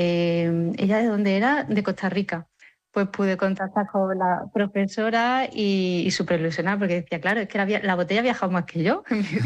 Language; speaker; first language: Spanish; native; Spanish